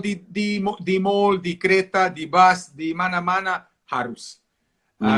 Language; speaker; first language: Indonesian; non-native, fluent; Serbian